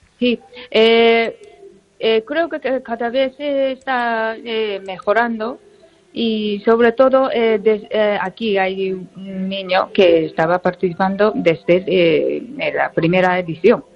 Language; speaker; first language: Spanish; non-native, learner; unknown